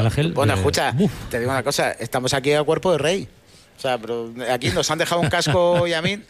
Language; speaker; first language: Spanish; native; Spanish